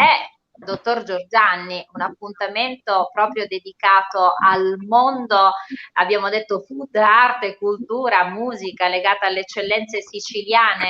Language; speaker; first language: Italian; native; Italian